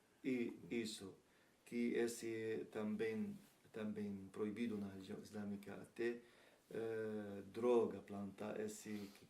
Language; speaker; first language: Portuguese; non-native, learner; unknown